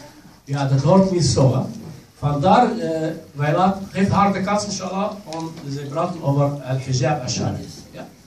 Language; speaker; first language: Dutch; non-native, fluent; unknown